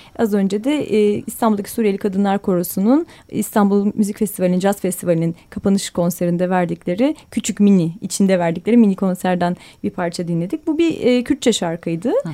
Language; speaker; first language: Turkish; native; Turkish